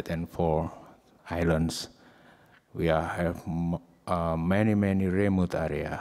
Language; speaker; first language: English; non-native, learner; Indonesian